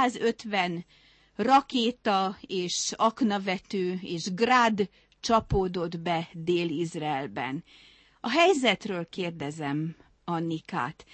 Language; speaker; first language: Hungarian; native; Hungarian